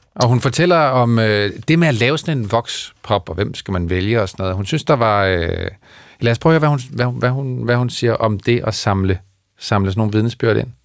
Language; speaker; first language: Danish; native; Danish